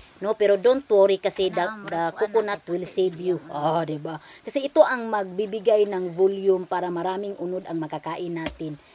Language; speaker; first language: Filipino; non-native, local second language; Cebuano